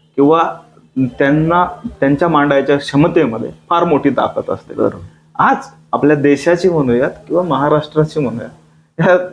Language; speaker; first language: Marathi; native; Marathi